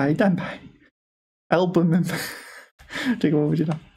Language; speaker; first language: Chinese; non-native, learner; English